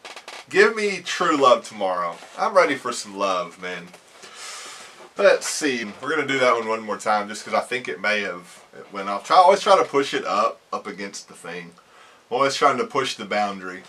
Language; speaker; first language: English; native; English